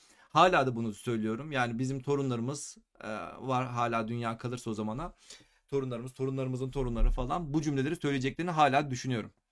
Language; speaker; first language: Turkish; native; Turkish